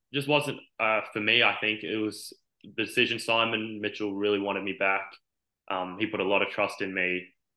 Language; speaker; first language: English; native; English